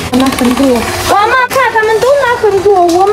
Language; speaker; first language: Chinese; non-native, learner; Ukrainian